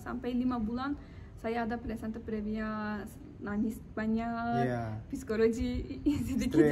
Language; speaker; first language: Indonesian; non-native, learner; Turkish